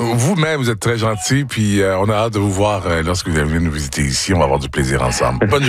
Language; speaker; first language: French; native; French